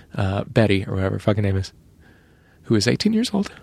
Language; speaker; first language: English; native; English